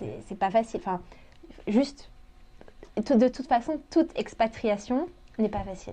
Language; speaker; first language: French; early bilingual, other home language; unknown